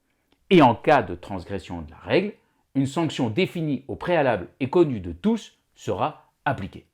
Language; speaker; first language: French; native; French